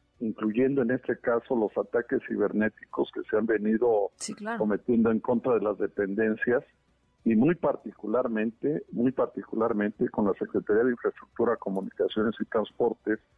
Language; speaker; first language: Spanish; native; Spanish